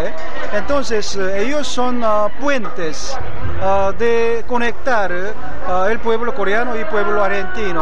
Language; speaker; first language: Spanish; non-native, fluent; Korean